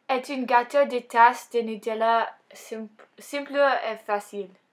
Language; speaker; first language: French; non-native, learner; English